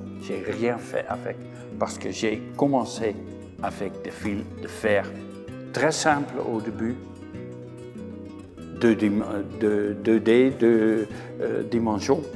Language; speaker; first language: French; non-native, fluent; Dutch